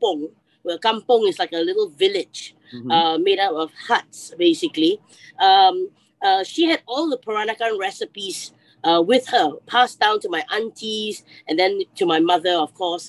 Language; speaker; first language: English; native; English